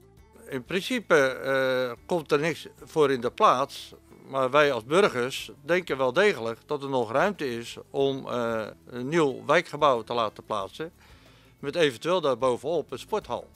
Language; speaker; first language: Dutch; native; Dutch